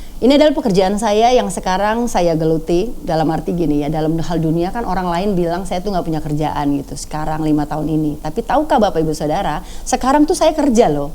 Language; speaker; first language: Indonesian; native; Indonesian